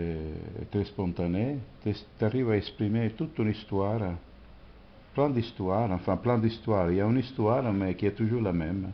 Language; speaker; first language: French; non-native, fluent; Italian